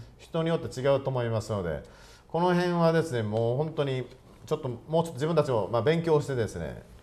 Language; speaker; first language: Japanese; native; Japanese